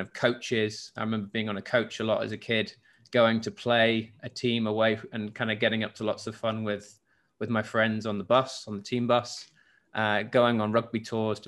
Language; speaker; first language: English; native; English